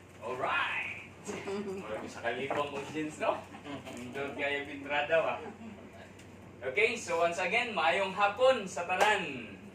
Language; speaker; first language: Cebuano; non-native, local second language; Waray